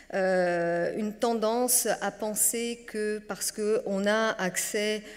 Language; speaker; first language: French; non-native, fluent; Portuguese